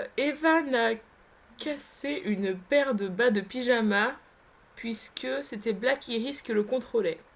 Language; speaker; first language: French; early bilingual, other home language; Polish